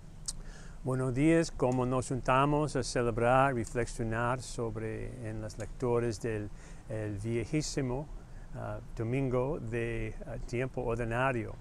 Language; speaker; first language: Spanish; non-native, fluent; English